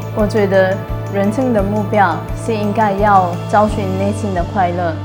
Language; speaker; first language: Chinese; non-native, fluent; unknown